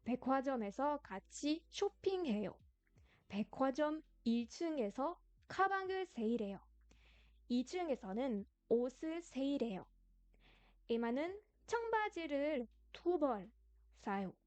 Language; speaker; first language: Korean; non-native, fluent; French